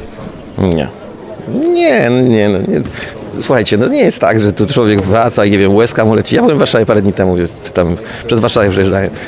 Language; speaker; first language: Polish; native; Polish